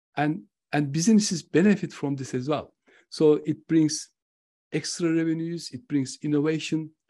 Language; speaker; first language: English; non-native, fluent; Turkish